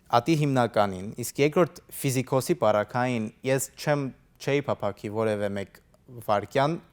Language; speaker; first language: Armenian; early bilingual, heritage; Armenian